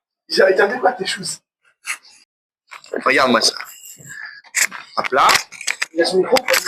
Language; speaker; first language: French; native; French